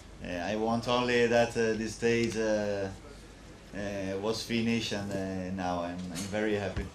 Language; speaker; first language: English; non-native, learner; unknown